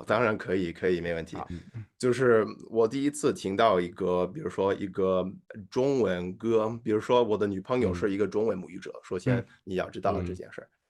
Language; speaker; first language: Chinese; non-native, fluent; English